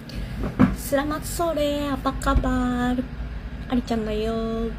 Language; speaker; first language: Indonesian; non-native, learner; Japanese